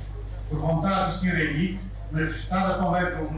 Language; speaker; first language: Portuguese; native; Portuguese